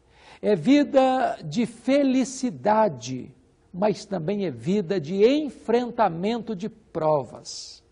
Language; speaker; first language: Portuguese; native; Portuguese